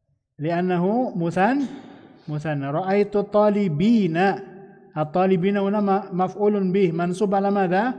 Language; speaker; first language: Arabic; non-native, fluent; Indonesian